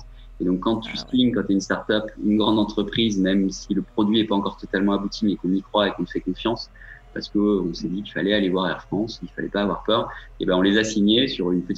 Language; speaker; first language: French; native; French